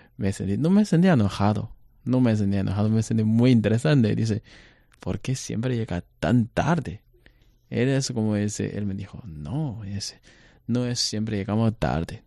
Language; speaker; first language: Spanish; non-native, learner; Chinese